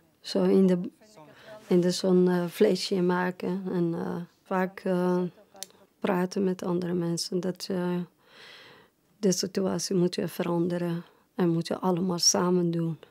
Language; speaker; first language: Dutch; non-native, fluent; Persian